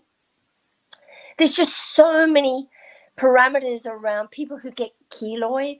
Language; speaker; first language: English; native; English